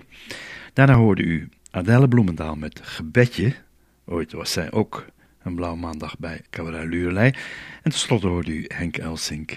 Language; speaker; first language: Dutch; native; Dutch